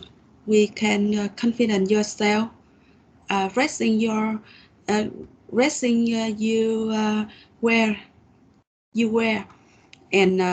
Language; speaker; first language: English; non-native, learner; Vietnamese